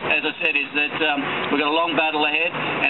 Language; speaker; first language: English; native; English